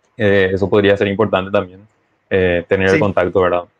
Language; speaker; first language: Spanish; native; Spanish